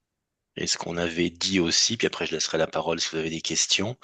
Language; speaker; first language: French; native; French